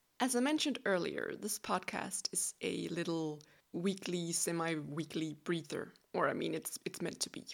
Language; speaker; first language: English; non-native, fluent; Danish